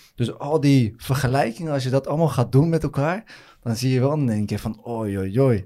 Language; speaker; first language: Dutch; native; Dutch